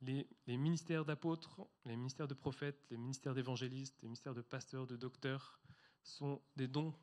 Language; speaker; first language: French; native; French